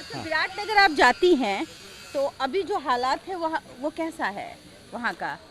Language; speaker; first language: Hindi; native; Hindi